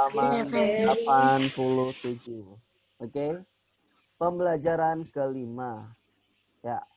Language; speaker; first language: Indonesian; native; Indonesian